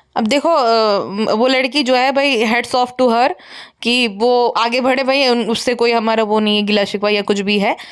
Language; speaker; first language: Hindi; non-native, local second language; Gujarati